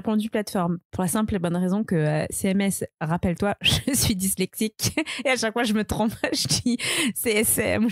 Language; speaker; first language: French; native; French